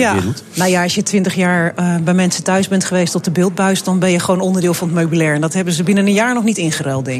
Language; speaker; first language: Dutch; native; Dutch